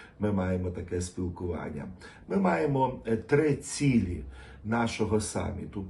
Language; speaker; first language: Ukrainian; native; Ukrainian